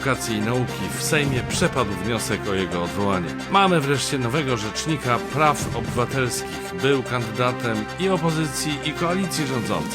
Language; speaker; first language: Polish; native; Polish